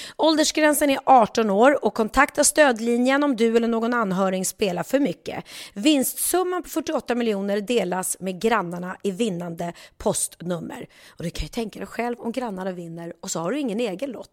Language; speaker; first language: Swedish; native; Swedish